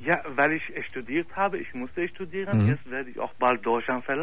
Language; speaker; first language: German; non-native, fluent; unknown